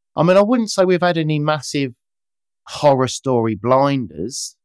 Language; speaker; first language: English; native; English